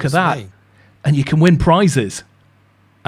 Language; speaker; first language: English; native; English